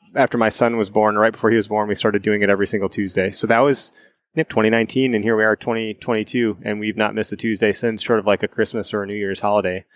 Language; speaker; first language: English; native; English